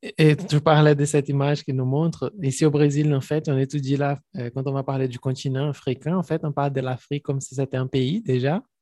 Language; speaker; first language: French; non-native, fluent; Portuguese